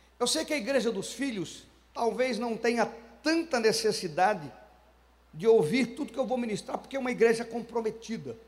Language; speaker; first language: Portuguese; native; Portuguese